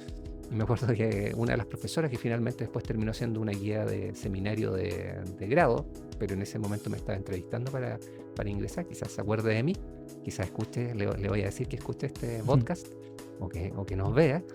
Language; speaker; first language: Spanish; native; Spanish